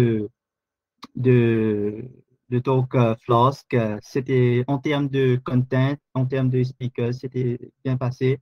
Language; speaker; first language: French; non-native, local second language; Morisyen